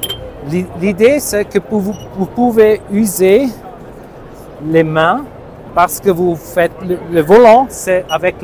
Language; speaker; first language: French; non-native, learner; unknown